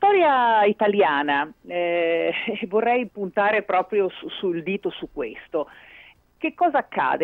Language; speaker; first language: Italian; native; Italian